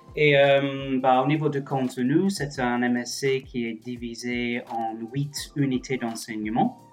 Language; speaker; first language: French; non-native, fluent; English